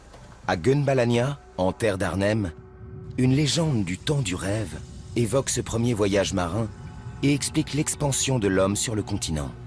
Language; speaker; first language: French; native; French